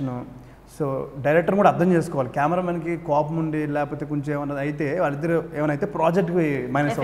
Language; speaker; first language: Telugu; native; Telugu